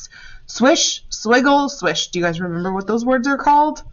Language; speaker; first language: English; native; English